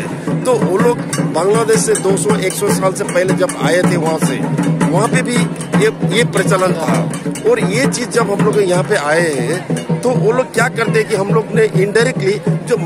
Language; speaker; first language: Hindi; non-native, local second language; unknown